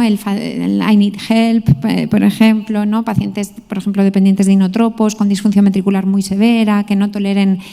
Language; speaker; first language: Spanish; native; Spanish